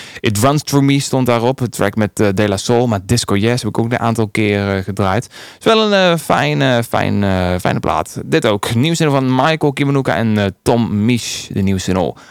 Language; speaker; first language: Dutch; native; Dutch